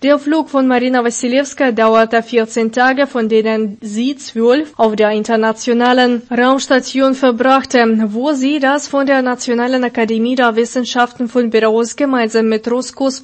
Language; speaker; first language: German; non-native, fluent; Russian